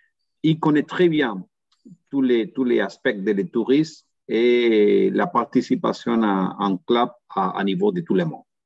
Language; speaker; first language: French; non-native, learner; Spanish